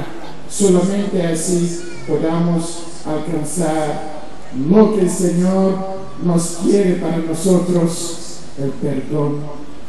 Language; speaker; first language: Spanish; non-native, fluent; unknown